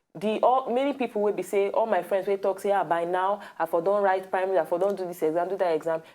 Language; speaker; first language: Nigerian Pidgin; native; Nigerian Pidgin